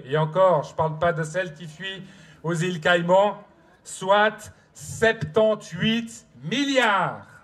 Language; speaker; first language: French; native; French